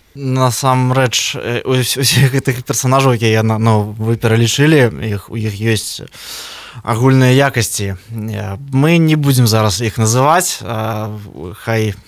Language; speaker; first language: Belarusian; non-native, local second language; Russian